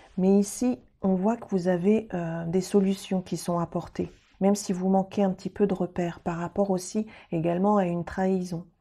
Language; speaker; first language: French; native; French